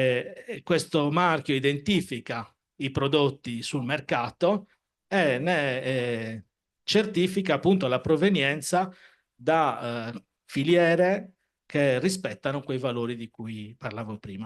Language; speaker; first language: Italian; native; Italian